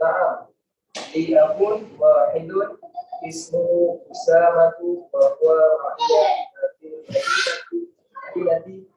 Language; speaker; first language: Arabic; non-native, learner; Indonesian